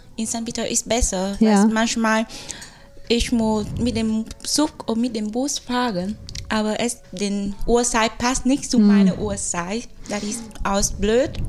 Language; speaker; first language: German; non-native, fluent; Vietnamese